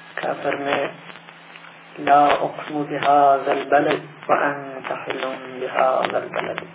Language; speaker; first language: Central Kurdish; non-native, local second language; Gurani